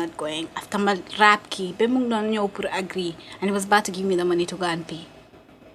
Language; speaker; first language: English; non-native, local second language; Wolof